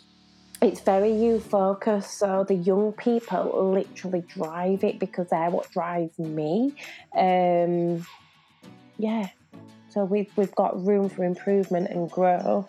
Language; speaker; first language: English; native; English